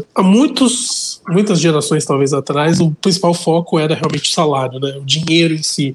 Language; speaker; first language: Portuguese; native; Portuguese